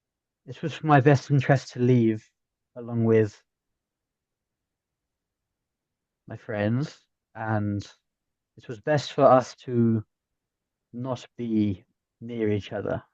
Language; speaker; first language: English; native; English